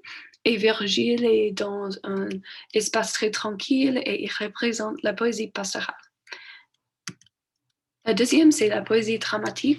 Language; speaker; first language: French; non-native, learner; English